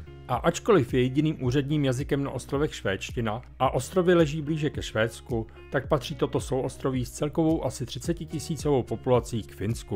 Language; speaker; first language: Czech; native; Czech